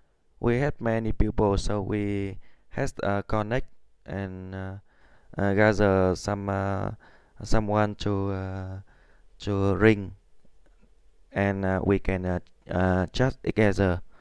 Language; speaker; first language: English; non-native, learner; Vietnamese